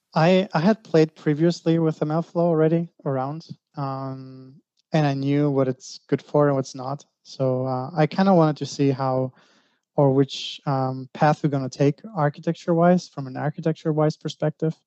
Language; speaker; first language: English; non-native, fluent; Greek